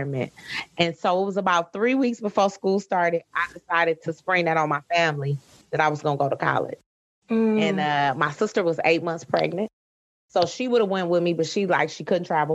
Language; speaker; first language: English; native; English